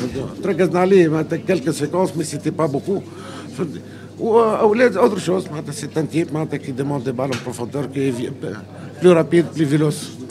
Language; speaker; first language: French; non-native, local second language; Arabic